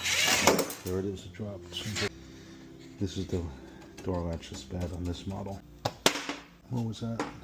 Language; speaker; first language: English; native; English